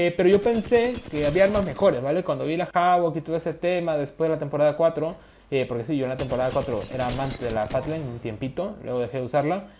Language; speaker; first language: Spanish; native; Spanish